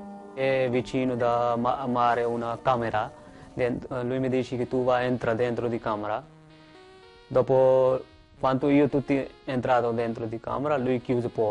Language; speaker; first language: Italian; non-native, learner; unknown